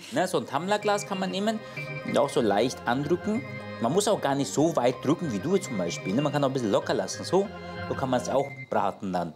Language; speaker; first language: German; early bilingual, other home language; Turkish